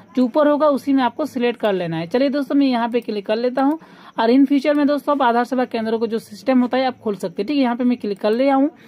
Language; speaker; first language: Hindi; non-native, local second language; Bangla